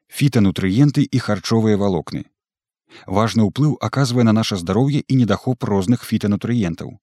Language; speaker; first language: Belarusian; native; Belarusian